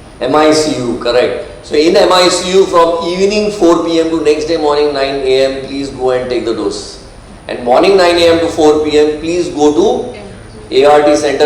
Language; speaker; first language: English; non-native, local second language; Marathi